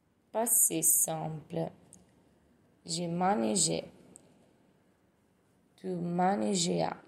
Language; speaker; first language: French; non-native, learner; Italian